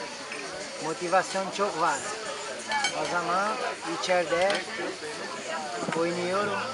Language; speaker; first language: Turkish; non-native, learner; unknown